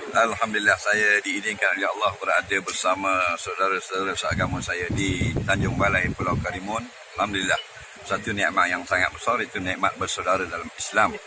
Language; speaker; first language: Malay; native; Malay